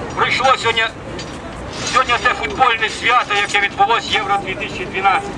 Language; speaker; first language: Ukrainian; native; Ukrainian